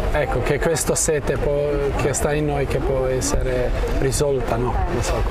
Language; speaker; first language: Italian; non-native, fluent; Croatian